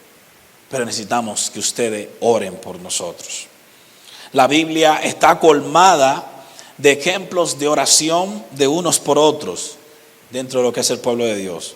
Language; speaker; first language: Spanish; native; Spanish